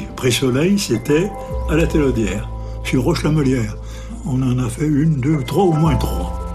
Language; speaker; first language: French; native; French